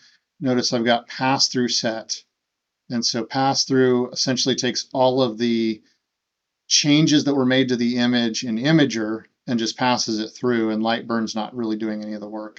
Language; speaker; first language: English; native; English